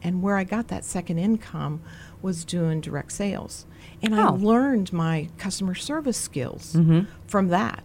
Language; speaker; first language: English; native; English